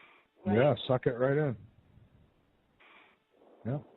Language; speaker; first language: English; native; English